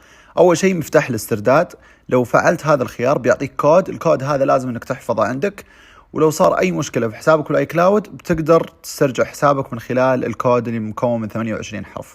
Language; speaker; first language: Arabic; native; Arabic